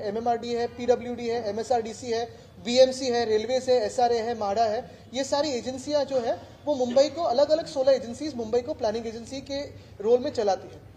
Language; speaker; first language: Hindi; non-native, local second language; Marathi